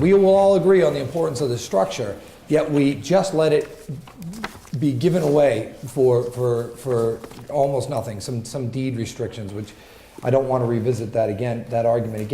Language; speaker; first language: English; native; English